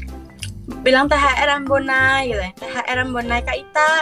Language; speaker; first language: Indonesian; native; Indonesian